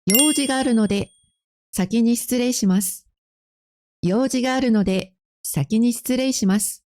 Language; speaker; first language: Japanese; non-native, fluent; Korean